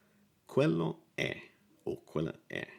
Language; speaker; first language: Italian; non-native, learner; English